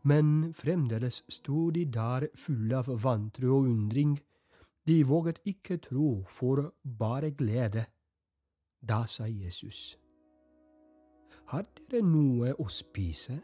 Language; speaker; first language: Norwegian; non-native, fluent; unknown